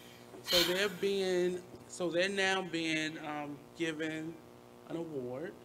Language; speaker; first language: English; native; English